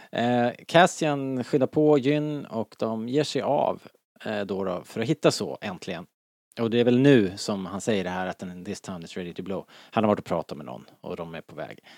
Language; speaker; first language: Swedish; native; Swedish